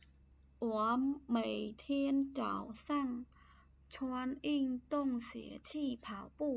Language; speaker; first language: Chinese; non-native, fluent; Khmer